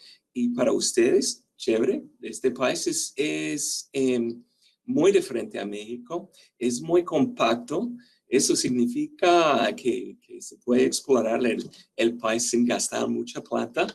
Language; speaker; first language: Spanish; non-native, fluent; English